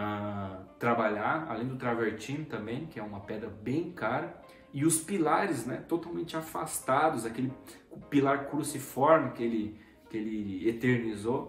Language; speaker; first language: Portuguese; native; Portuguese